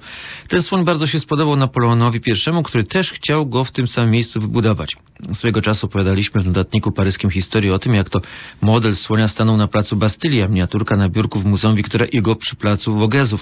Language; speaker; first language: Polish; native; Polish